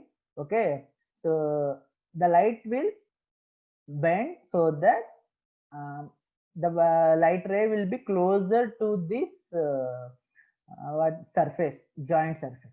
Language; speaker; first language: English; non-native, local second language; Telugu